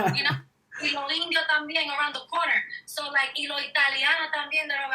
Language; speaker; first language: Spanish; early bilingual, heritage; Spanish